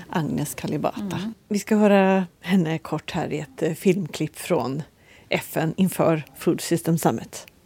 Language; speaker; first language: Swedish; native; Swedish